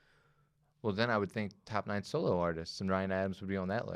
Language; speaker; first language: English; native; English